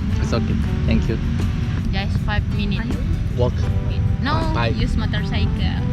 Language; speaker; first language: English; non-native, learner; Korean